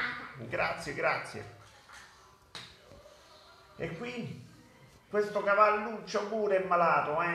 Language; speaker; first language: Italian; native; Italian